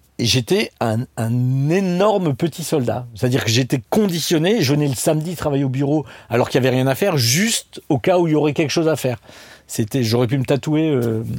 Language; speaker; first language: French; native; French